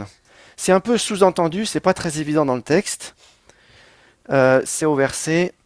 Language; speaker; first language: French; native; French